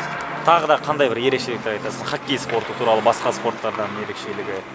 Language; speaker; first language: Kazakh; native; Kazakh